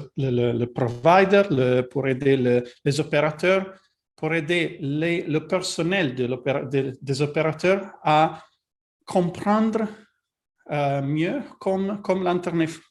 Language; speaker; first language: French; non-native, learner; Italian